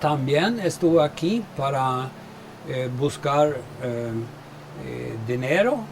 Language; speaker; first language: Spanish; non-native, fluent; Swedish